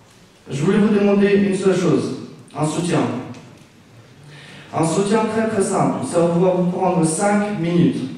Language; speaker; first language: French; non-native, fluent; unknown